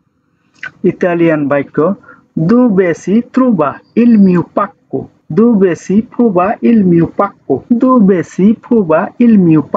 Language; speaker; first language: Italian; non-native, learner; Bangla